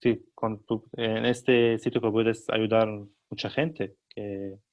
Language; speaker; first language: Spanish; non-native, learner; Arabic